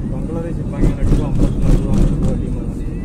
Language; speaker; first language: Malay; non-native, learner; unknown